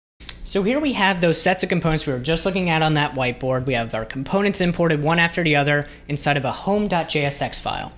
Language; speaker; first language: English; native; English